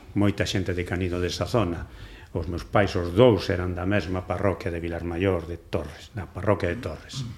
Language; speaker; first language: Galician; non-native, local second language; Spanish